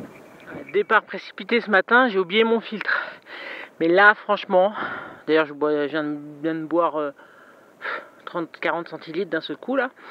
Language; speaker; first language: French; native; French